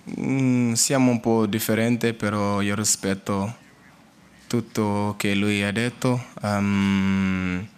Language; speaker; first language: Italian; non-native, learner; Portuguese